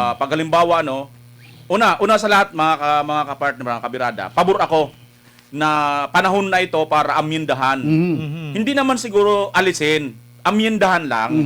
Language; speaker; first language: Filipino; non-native, local second language; Waray